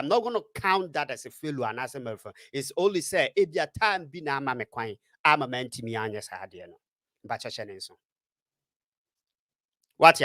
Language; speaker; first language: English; non-native, local second language; Akan